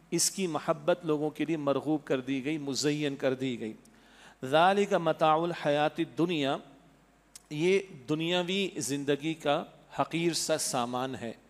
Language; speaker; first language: Urdu; native; Urdu